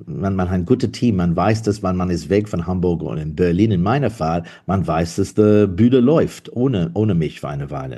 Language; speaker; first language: German; non-native, fluent; English